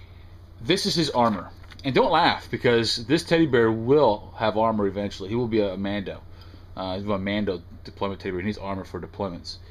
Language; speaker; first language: English; native; English